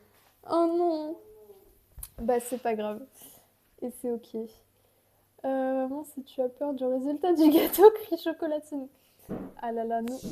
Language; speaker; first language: French; native; French